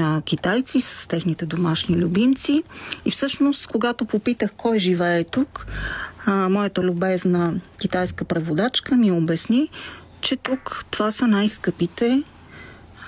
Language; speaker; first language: Bulgarian; native; Bulgarian